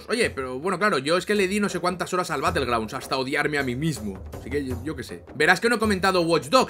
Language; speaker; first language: Spanish; native; Spanish